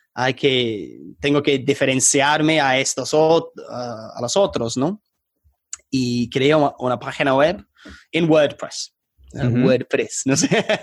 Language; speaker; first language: Spanish; non-native, fluent; English